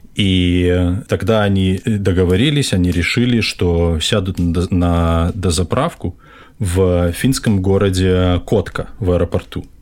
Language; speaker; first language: Russian; native; Russian